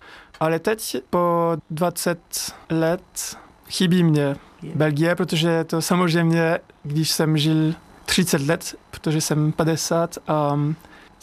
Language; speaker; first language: Czech; non-native, fluent; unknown